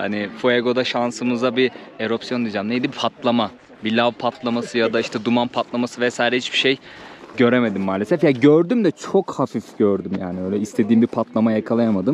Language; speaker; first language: Turkish; native; Turkish